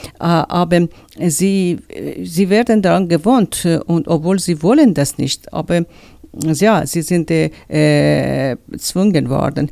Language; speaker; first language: German; non-native, learner; Persian